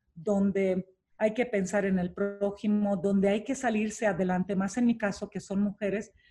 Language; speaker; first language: Spanish; non-native, fluent; Romanian